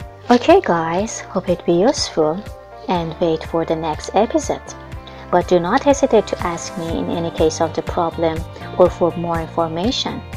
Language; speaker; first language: English; non-native, fluent; Persian